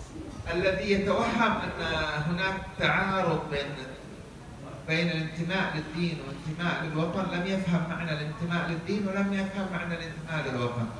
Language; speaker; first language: Arabic; native; Arabic